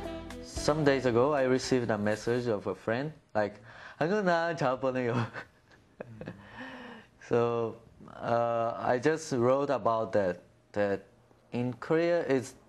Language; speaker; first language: English; non-native, fluent; Portuguese